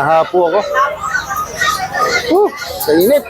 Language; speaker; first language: Filipino; native; Filipino